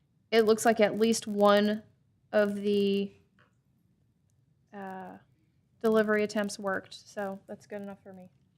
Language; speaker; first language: English; native; English